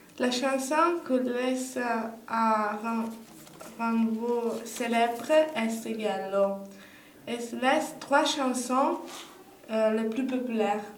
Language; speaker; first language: French; non-native, learner; Italian